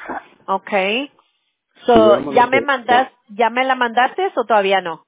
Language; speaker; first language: Spanish; early bilingual, heritage; Spanish